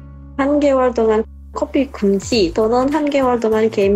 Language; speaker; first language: Korean; non-native, local second language; Indonesian